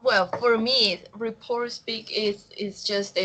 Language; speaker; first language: English; non-native, learner; Spanish